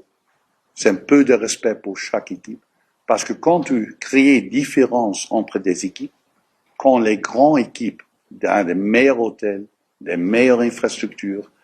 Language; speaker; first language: French; non-native, learner; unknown